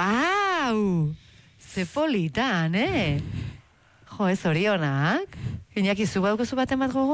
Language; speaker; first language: Basque; native; Basque